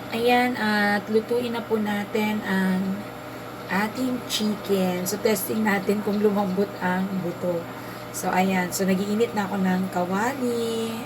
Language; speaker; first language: Filipino; native; Filipino